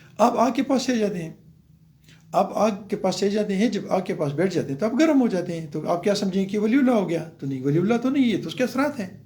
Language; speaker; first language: Urdu; non-native, local second language; Pashto